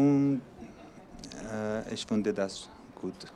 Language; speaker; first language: German; non-native, learner; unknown